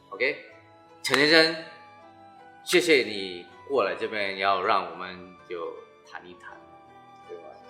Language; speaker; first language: Chinese; non-native, fluent; Indonesian